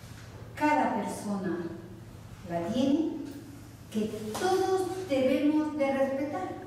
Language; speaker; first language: Spanish; non-native, local second language; Catalan